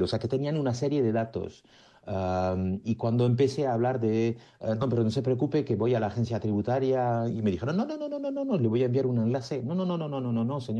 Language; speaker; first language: Spanish; native; Spanish